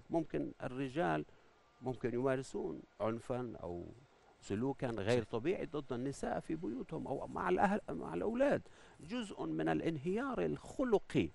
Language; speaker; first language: Arabic; non-native, fluent; Persian